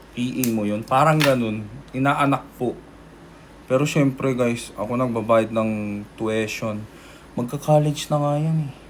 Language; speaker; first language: Filipino; early bilingual, other home language; Korean